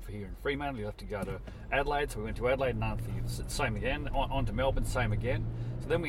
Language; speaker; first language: English; native; English